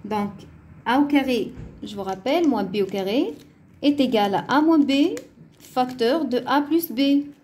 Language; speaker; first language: French; non-native, local second language; Arabic